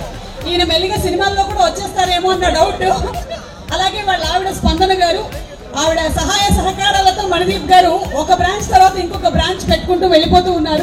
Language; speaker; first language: Telugu; native; Telugu